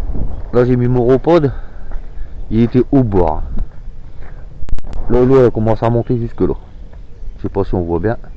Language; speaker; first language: French; native; French